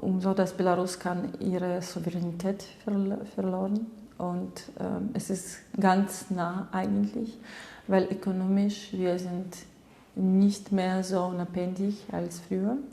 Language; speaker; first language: German; non-native, learner; Belarusian